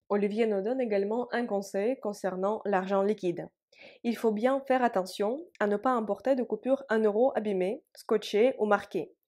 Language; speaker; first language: French; non-native, fluent; Russian